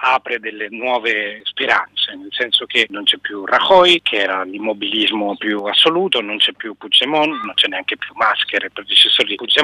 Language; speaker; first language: Italian; native; Italian